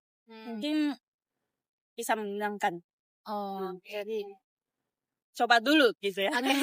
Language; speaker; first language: Indonesian; non-native, learner; Japanese